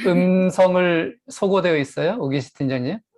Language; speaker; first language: Korean; native; Korean